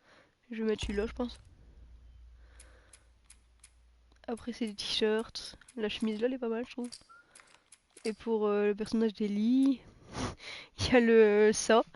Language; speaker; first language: French; native; French